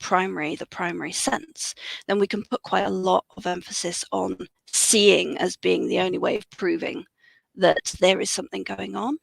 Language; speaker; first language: English; native; English